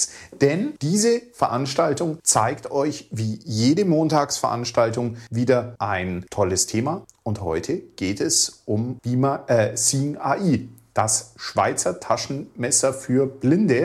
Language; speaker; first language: German; native; German